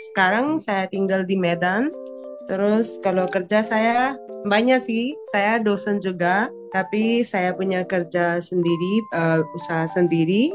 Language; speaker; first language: Indonesian; non-native, fluent; Punjabi